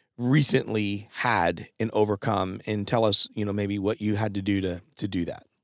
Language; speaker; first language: English; native; English